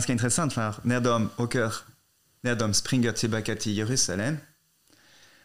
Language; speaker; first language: Swedish; non-native, fluent; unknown